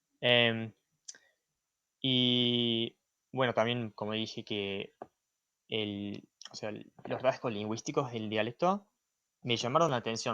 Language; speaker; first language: Spanish; non-native, fluent; English